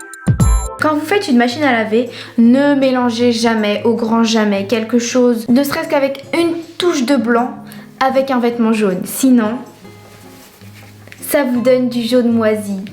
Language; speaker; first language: French; native; French